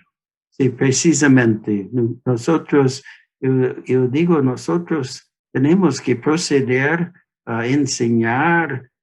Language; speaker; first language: Spanish; non-native, learner; English